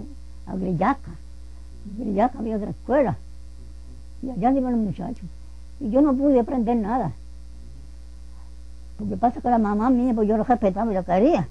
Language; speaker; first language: Spanish; native; Spanish